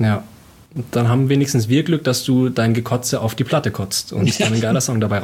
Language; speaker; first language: German; native; German